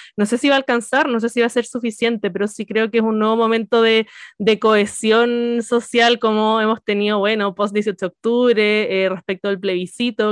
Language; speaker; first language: Spanish; native; Spanish